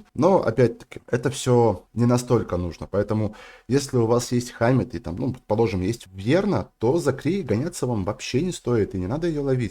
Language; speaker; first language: Russian; native; Russian